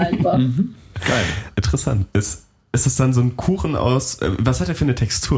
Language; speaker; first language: German; native; German